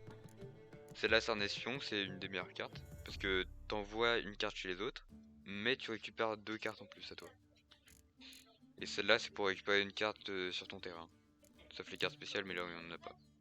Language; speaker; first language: French; native; French